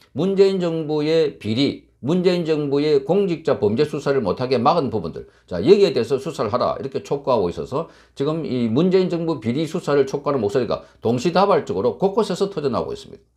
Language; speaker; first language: Korean; native; Korean